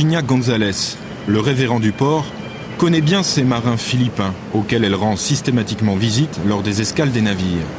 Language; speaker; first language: French; native; French